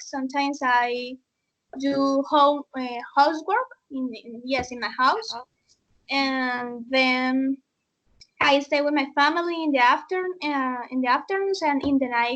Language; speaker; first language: English; non-native, learner; Spanish